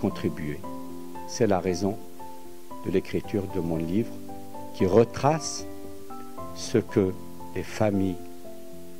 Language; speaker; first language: French; non-native, local second language; Arabic